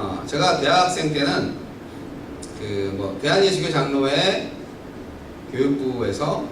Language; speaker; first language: Korean; native; Korean